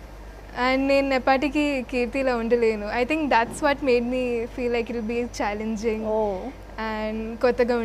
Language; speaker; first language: Telugu; non-native, fluent; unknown